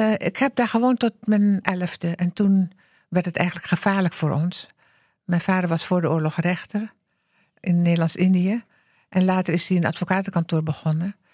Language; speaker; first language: Dutch; early bilingual, heritage; Dutch